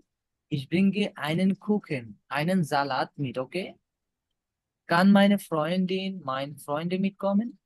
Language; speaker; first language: German; non-native, fluent; Bangla